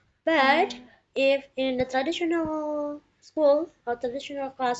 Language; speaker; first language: English; non-native, learner; Indonesian